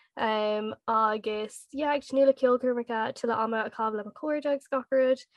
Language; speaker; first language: Irish; non-native, local second language; English